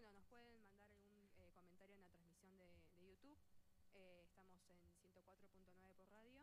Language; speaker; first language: Spanish; native; Spanish